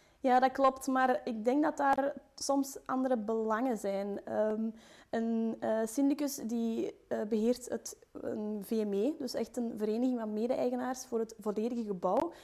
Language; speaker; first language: Dutch; native; Dutch